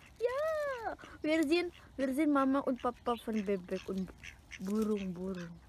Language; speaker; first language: German; non-native, learner; Indonesian